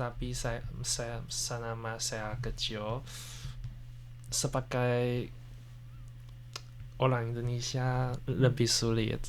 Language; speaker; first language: Indonesian; non-native, learner; Chinese